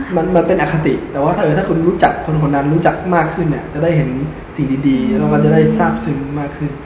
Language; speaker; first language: Thai; native; Thai